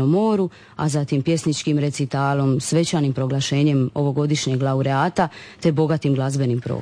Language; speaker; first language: Serbian; native; Serbian